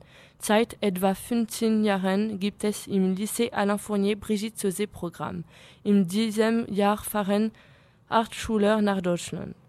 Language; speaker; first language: German; non-native, learner; French